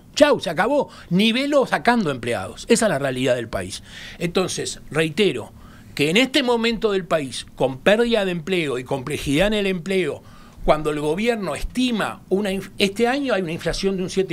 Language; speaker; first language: Spanish; native; Spanish